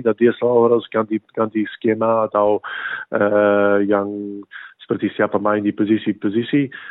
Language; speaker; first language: Indonesian; early bilingual, heritage; English